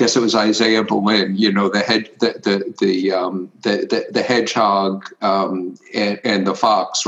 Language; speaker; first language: English; native; English